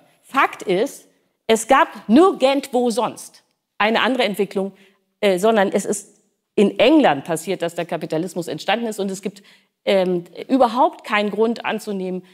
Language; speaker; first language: German; native; German